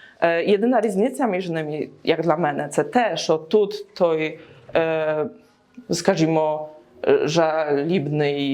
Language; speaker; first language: Polish; non-native, learner; Ukrainian